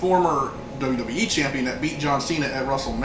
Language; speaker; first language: English; native; English